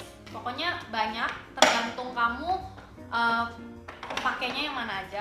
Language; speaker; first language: Indonesian; native; Indonesian